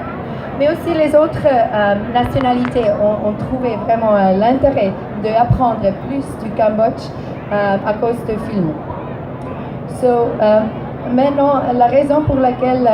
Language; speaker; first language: French; non-native, learner; English